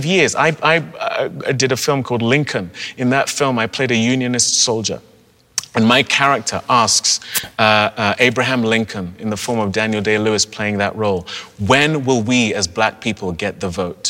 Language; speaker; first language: English; native; English